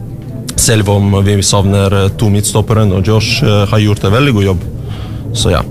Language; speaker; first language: Norwegian; non-native, learner; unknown